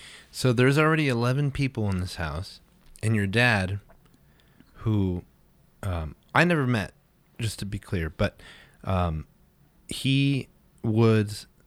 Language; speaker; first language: English; early bilingual, other home language; Spanish